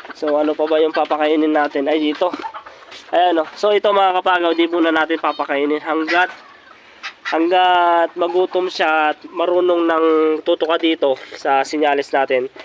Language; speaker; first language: Filipino; native; Filipino